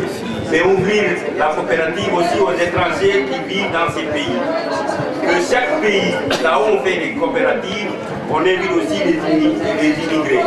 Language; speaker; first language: French; non-native, local second language; Wolof